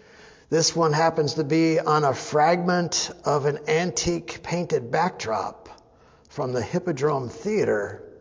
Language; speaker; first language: English; native; English